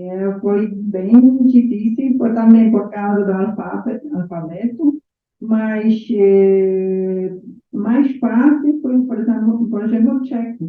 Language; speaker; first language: Portuguese; non-native, learner; Polish